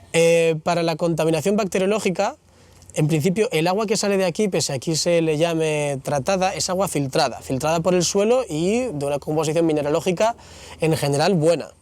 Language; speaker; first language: Spanish; native; Spanish